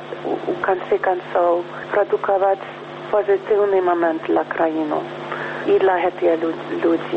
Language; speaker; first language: Belarusian; early bilingual, heritage; Belarusian